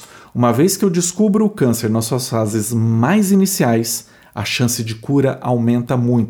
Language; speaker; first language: Portuguese; native; Portuguese